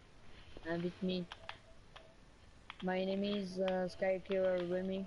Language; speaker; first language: English; non-native, learner; French